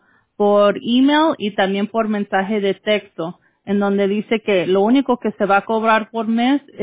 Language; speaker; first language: Spanish; early bilingual, heritage; English